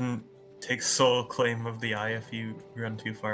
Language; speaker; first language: English; native; English